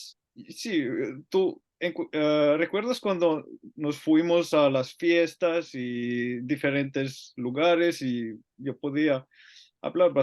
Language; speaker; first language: Spanish; non-native, learner; Finnish